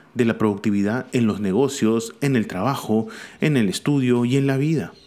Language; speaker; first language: Spanish; native; Spanish